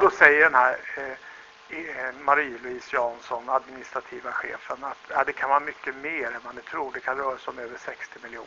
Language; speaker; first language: Swedish; native; Swedish